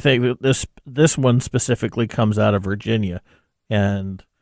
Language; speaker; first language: English; native; English